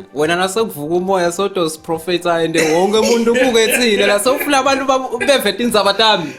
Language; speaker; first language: Zulu; non-native, local second language; Swati